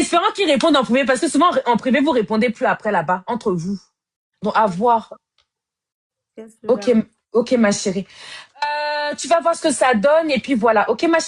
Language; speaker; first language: French; native; French